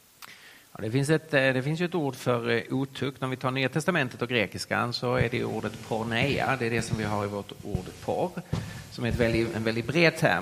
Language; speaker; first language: Swedish; native; Swedish